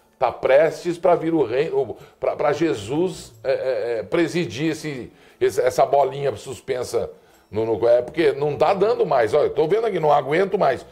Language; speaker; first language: Portuguese; native; Portuguese